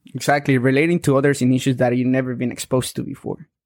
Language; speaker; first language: English; non-native, fluent; Spanish